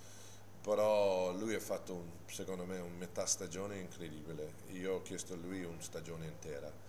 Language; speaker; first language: Italian; non-native, fluent; English